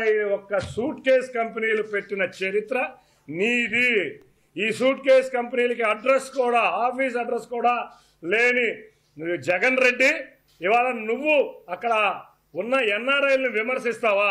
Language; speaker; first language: Telugu; native; Telugu